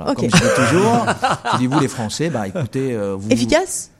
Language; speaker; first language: French; non-native, fluent; Chinese